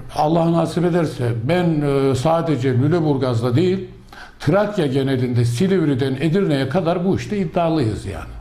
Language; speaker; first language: Turkish; native; Turkish